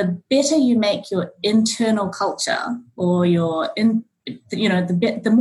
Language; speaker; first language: English; native; English